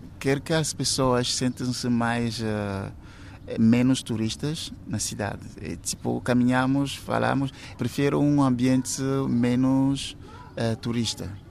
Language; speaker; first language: Portuguese; non-native, fluent; Ewe